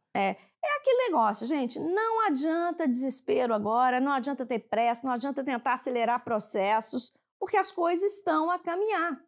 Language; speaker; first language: Portuguese; native; Portuguese